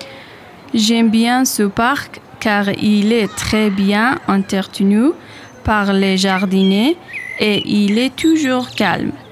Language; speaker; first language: French; non-native, learner; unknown